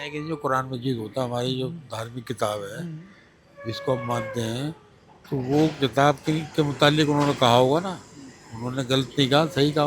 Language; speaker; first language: Hindi; native; Hindi